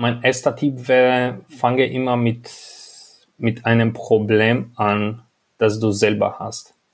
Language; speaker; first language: German; non-native, fluent; Albanian